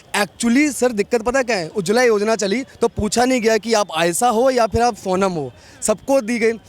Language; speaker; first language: Hindi; native; Hindi